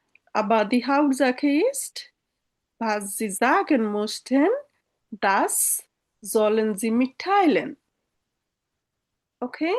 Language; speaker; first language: German; non-native, fluent; Bangla